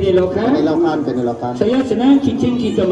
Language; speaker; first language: Indonesian; non-native, learner; English